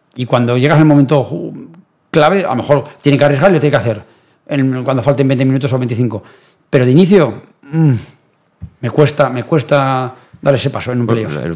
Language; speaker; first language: Spanish; native; Spanish